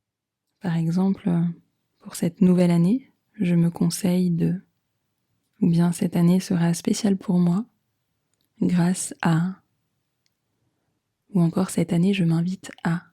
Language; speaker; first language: French; native; French